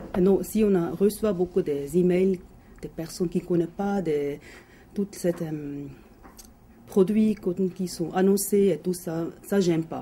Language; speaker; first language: French; non-native, local second language; German